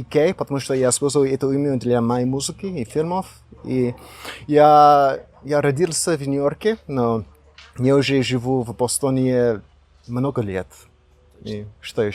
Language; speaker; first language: Russian; non-native, learner; English